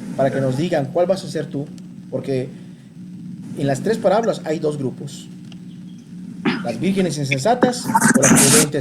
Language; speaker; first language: Spanish; native; Spanish